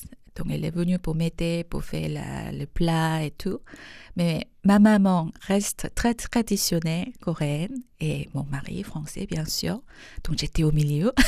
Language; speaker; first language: French; non-native, fluent; Korean